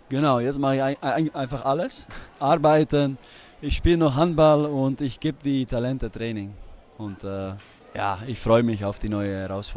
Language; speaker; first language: German; non-native, fluent; Dutch